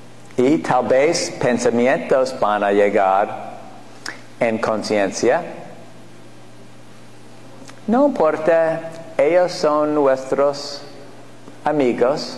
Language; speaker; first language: Spanish; non-native, fluent; English